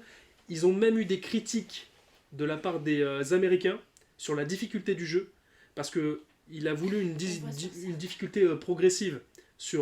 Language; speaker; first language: French; native; French